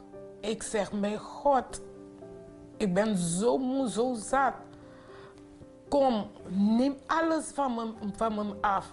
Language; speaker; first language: Dutch; non-native, local second language; Papiamento